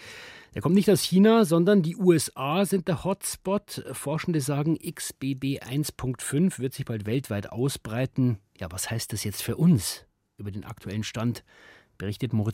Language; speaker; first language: German; native; German